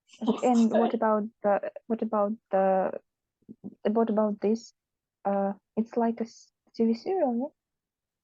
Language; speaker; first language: English; non-native, learner; Russian